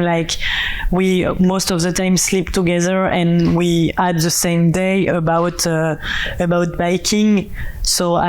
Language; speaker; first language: English; non-native, fluent; French